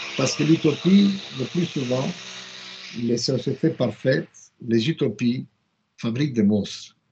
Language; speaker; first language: French; non-native, fluent; Romanian